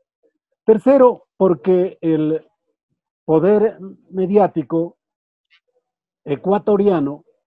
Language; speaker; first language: Spanish; native; Spanish